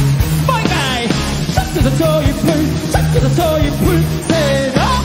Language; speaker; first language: Japanese; non-native, fluent; Korean